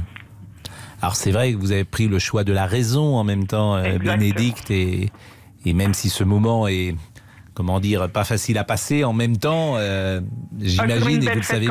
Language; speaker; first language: French; native; French